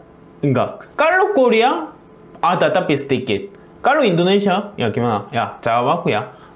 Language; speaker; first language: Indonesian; non-native, learner; Korean